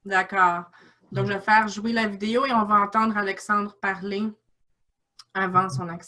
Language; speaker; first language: French; native; French